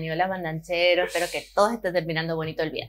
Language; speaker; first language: Spanish; native; Spanish